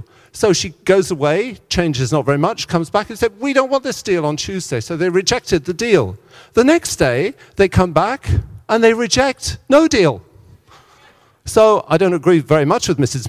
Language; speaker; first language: English; native; English